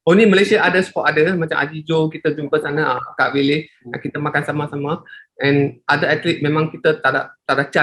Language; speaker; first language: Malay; non-native, local second language; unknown